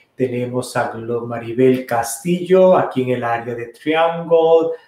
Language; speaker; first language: Spanish; native; Spanish